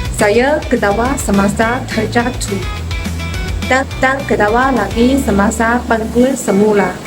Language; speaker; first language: Malay; non-native, learner; Chinese